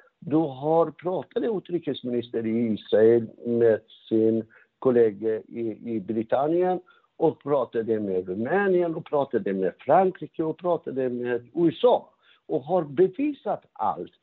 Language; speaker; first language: Swedish; non-native, fluent; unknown